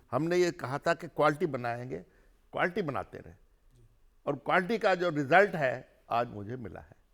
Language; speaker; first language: Hindi; early bilingual, other home language; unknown